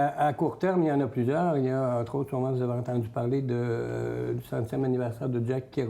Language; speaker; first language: French; native; French